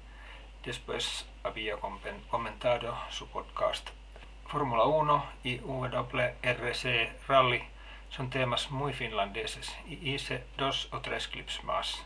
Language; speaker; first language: Spanish; non-native, learner; Finnish